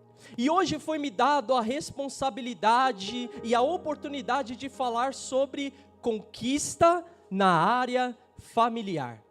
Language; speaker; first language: Portuguese; native; Portuguese